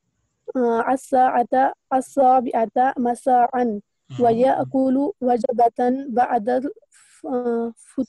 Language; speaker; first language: Arabic; non-native, learner; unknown